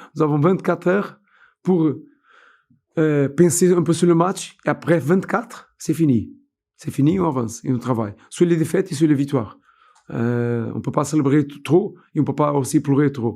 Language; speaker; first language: French; non-native, fluent; Portuguese